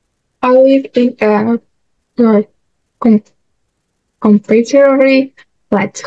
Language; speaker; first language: English; non-native, learner; Russian